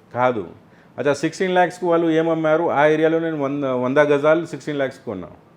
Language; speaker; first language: Telugu; non-native, local second language; Urdu